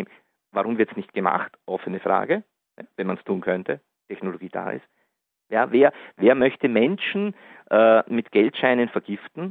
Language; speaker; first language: German; native; German